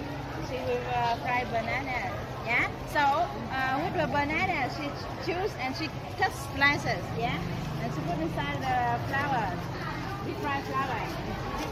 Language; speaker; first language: English; non-native, learner; Vietnamese